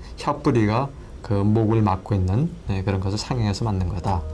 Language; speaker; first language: Korean; native; Korean